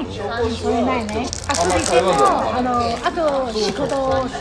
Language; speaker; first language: Japanese; non-native, fluent; Chinese